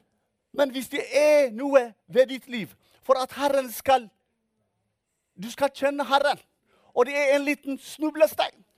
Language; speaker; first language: Norwegian; non-native, fluent; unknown